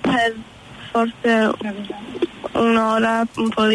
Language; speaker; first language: Italian; early bilingual, heritage; Italian